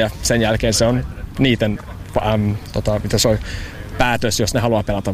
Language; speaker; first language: Finnish; non-native, fluent; English